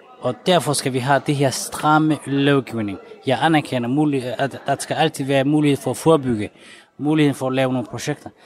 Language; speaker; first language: Danish; non-native, fluent; Somali